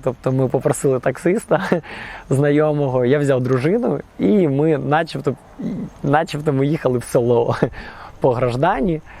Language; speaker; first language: Ukrainian; native; Ukrainian